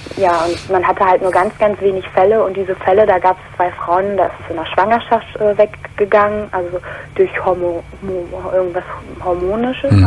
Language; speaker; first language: German; native; German